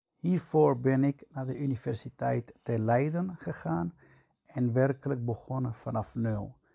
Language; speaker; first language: Dutch; non-native, fluent; Spanish